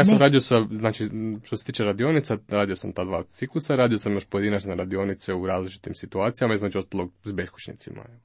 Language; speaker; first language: Croatian; native; Croatian